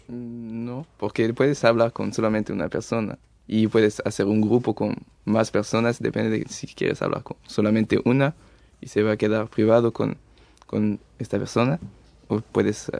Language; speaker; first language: Spanish; early bilingual, heritage; French